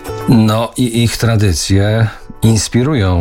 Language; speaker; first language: Polish; native; Polish